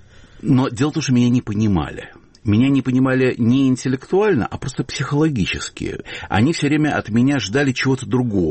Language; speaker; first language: Russian; native; Russian